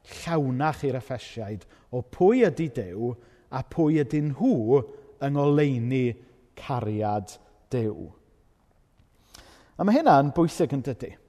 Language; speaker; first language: Welsh; native; Welsh